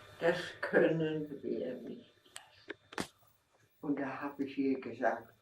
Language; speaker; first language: German; non-native, fluent; Czech